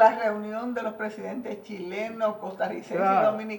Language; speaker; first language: Spanish; native; Spanish